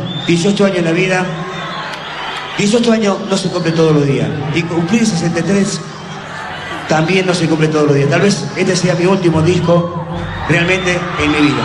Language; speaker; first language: Spanish; native; Spanish